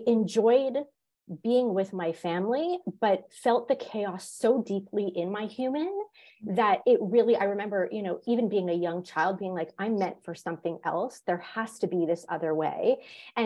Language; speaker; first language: English; native; English